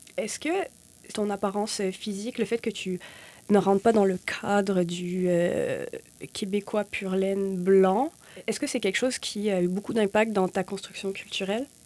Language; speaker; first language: French; native; French